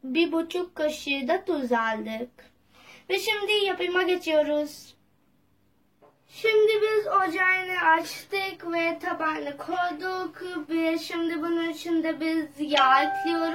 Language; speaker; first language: Turkish; non-native, learner; Urdu